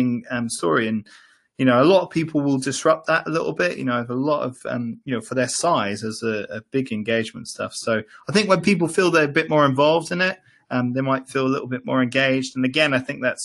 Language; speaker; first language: English; native; English